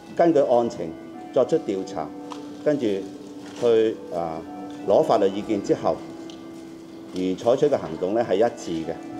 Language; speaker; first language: Cantonese; native; Cantonese